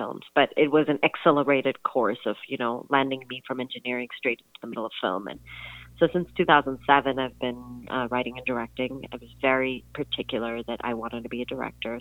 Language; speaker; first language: English; non-native, local second language; Urdu